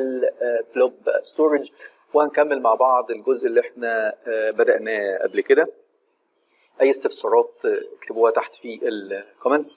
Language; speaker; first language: Arabic; native; Arabic